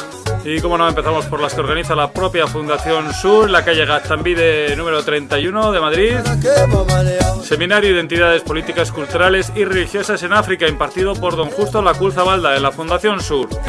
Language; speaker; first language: Spanish; native; Spanish